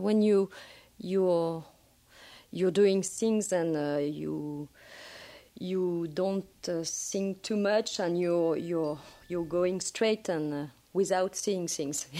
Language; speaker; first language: English; non-native, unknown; French